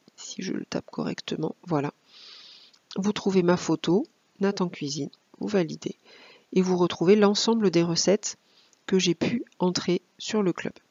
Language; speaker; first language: French; native; French